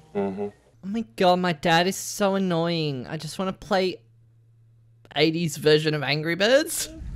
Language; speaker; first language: English; native; English